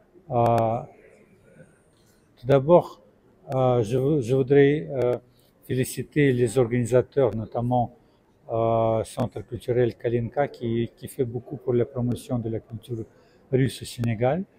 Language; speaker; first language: French; non-native, fluent; Russian